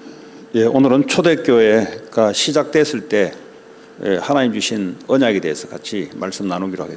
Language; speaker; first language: Korean; native; Korean